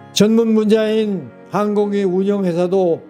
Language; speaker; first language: Korean; native; Korean